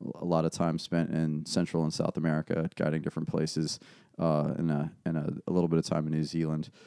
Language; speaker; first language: English; native; English